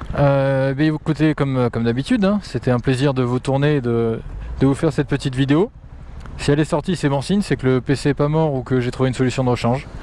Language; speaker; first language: French; native; French